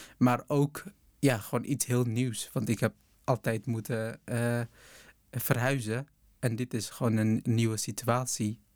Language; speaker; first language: Dutch; early bilingual, other home language; Tigrinya